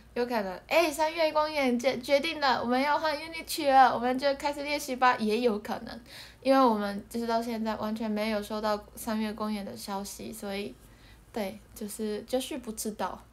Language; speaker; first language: Chinese; non-native, fluent; Japanese